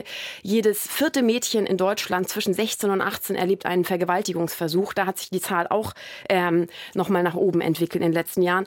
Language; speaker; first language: German; native; German